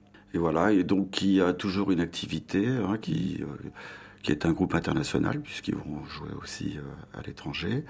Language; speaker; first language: French; native; French